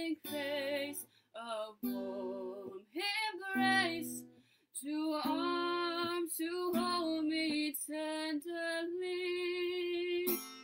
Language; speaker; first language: English; native; English